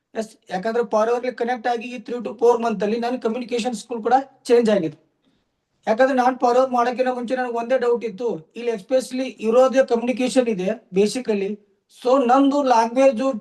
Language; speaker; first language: Kannada; native; Kannada